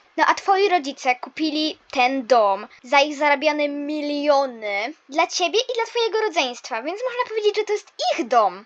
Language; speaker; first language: Polish; native; Polish